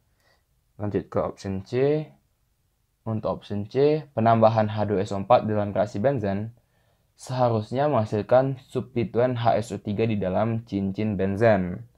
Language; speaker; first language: Indonesian; native; Indonesian